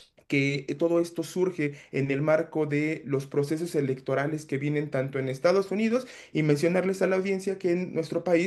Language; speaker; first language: Spanish; native; Spanish